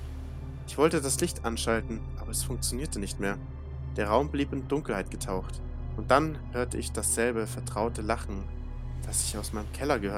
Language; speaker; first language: German; native; German